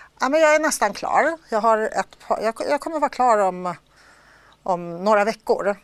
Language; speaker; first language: Swedish; early bilingual, other home language; Polish